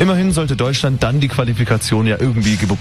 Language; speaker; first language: German; native; German